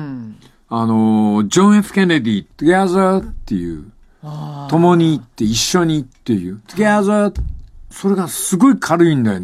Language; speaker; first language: Japanese; native; Japanese